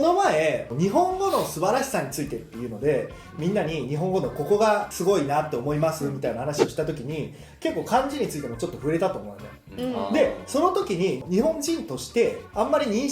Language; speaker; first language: Japanese; native; Japanese